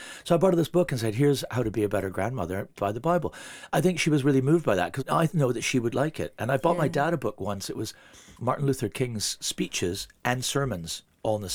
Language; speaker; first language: English; native; English